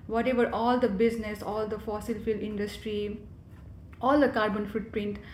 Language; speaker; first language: English; non-native, local second language; Nepali